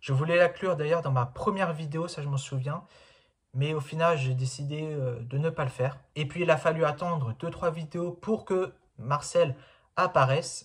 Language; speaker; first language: French; native; French